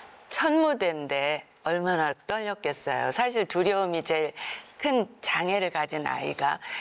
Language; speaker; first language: Korean; native; Korean